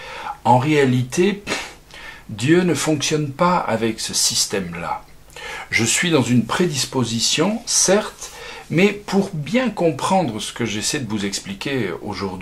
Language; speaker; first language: French; native; French